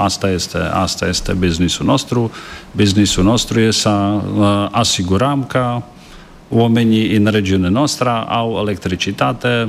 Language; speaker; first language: Romanian; non-native, learner; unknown